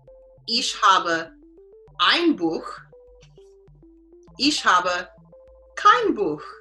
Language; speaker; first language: German; non-native, learner; English